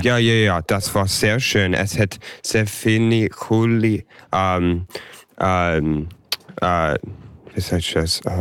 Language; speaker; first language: German; early bilingual, heritage; English